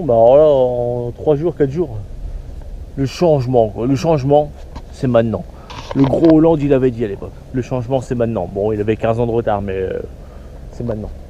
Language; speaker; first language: French; native; French